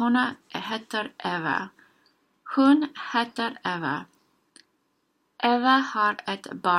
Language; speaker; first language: Norwegian; non-native, learner; English